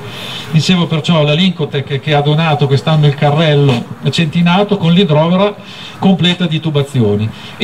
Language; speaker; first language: Italian; native; Italian